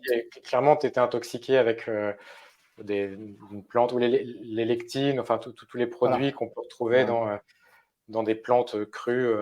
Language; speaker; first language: French; native; French